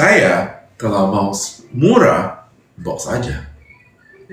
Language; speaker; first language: Indonesian; non-native, fluent; English